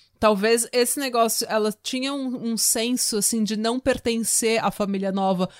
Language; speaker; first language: Portuguese; native; Portuguese